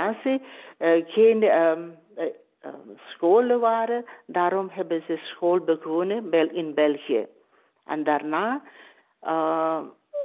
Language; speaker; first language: Dutch; non-native, learner; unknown